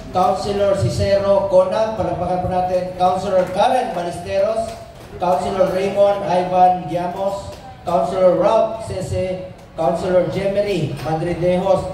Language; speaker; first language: Filipino; non-native, local second language; Cebuano